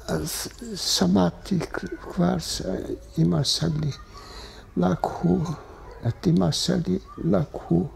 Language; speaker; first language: Hebrew; non-native, fluent; Hungarian